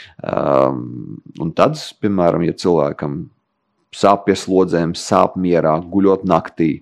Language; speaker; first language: Latvian; native; Latvian